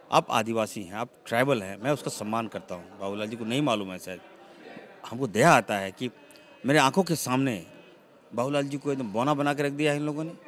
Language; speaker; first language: Hindi; native; Hindi